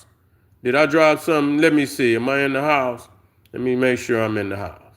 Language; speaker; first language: English; native; English